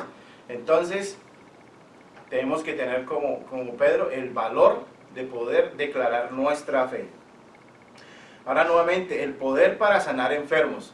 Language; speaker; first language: Spanish; native; Spanish